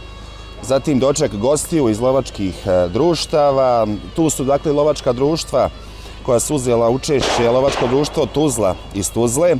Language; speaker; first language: Croatian; native; Croatian